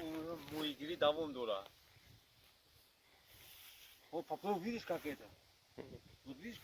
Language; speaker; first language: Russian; non-native, learner; Tajik